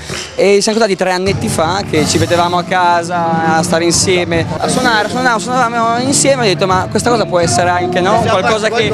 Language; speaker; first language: Italian; native; Italian